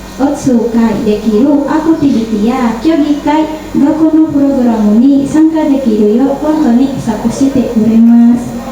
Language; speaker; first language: Japanese; non-native, learner; Indonesian